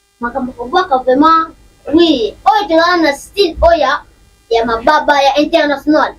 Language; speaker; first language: Lingala; non-native, local second language; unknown